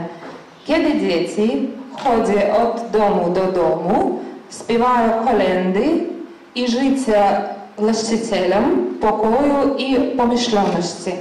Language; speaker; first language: Polish; non-native, learner; Ukrainian